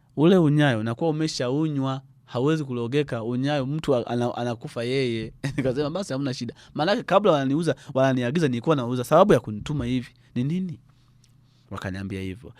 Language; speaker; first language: Swahili; native; Swahili